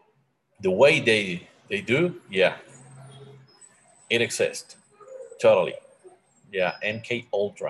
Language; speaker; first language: English; non-native, learner; Spanish